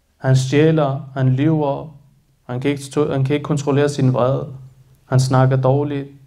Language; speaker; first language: Danish; early bilingual, other home language; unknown